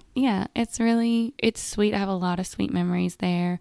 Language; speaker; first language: English; native; English